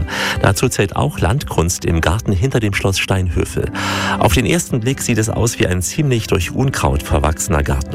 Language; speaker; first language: German; native; German